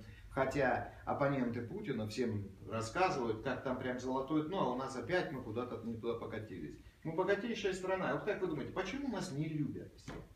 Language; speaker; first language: Russian; native; Russian